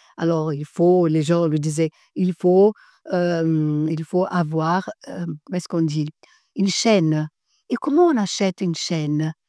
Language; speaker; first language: French; non-native, fluent; Portuguese